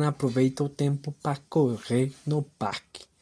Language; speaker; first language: Portuguese; non-native, fluent; Spanish